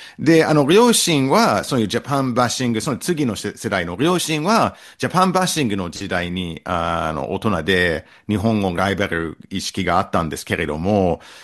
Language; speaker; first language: Japanese; non-native, fluent; English